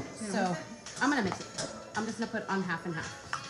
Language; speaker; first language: English; early bilingual, other home language; Spanish